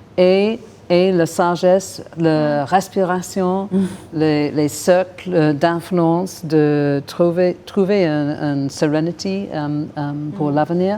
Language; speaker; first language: French; non-native, fluent; English